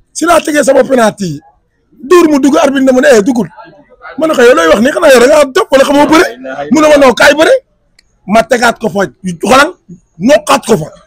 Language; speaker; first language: Wolof; native; Wolof